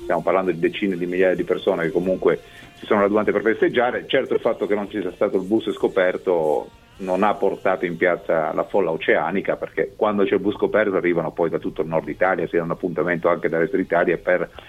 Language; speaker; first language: Italian; native; Italian